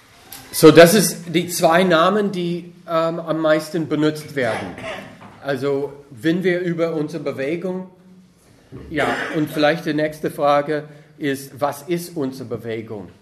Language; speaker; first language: German; non-native, fluent; English